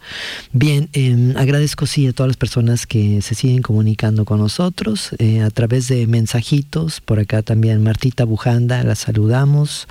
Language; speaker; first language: Spanish; native; Spanish